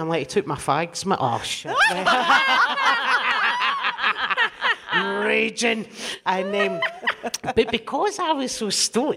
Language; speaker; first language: English; native; English